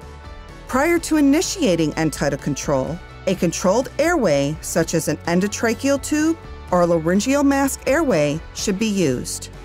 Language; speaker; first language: English; native; English